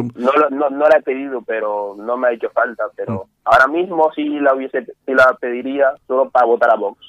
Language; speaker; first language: Spanish; non-native, fluent; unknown